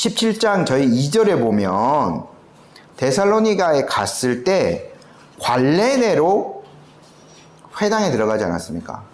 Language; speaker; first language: Korean; native; Korean